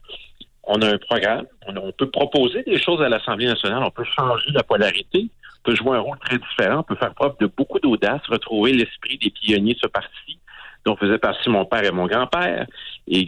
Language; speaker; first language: French; native; French